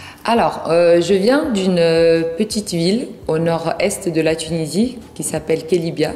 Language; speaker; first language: French; non-native, local second language; Arabic